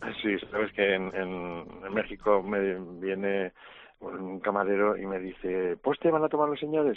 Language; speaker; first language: Spanish; native; Spanish